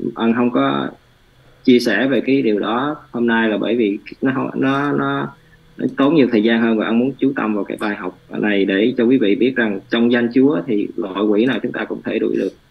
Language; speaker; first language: Vietnamese; early bilingual, heritage; Vietnamese